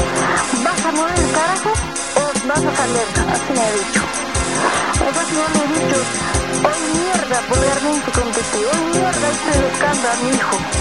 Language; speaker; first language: Spanish; non-native, local second language; Quechua